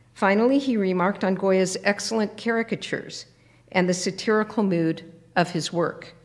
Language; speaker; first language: English; native; English